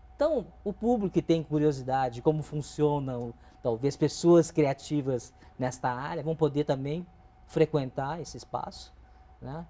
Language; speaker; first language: Portuguese; early bilingual, other home language; Chinese